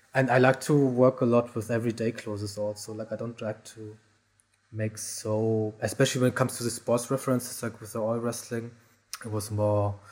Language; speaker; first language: English; non-native, fluent; German